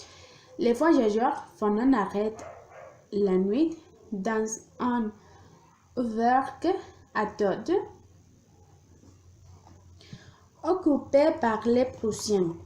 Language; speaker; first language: French; non-native, learner; Spanish